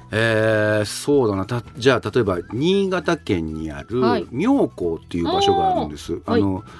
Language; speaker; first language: Japanese; native; Japanese